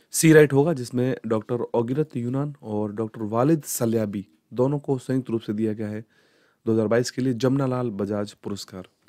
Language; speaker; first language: Hindi; native; Hindi